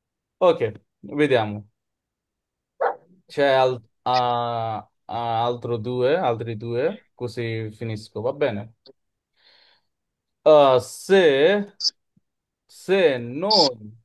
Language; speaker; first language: Italian; non-native, learner; Bangla